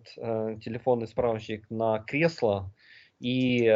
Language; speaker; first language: Russian; native; Russian